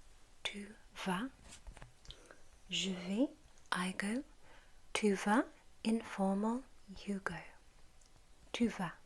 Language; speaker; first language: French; non-native, learner; English